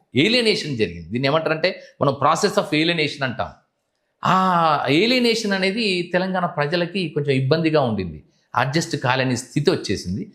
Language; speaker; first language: Telugu; native; Telugu